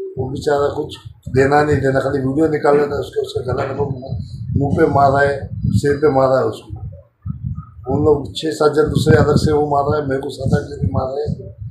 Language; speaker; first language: Hindi; non-native, local second language; Gujarati